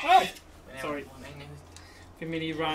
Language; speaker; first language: Welsh; native; Welsh